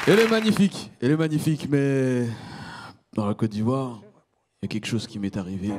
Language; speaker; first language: French; non-native, local second language; Kinyarwanda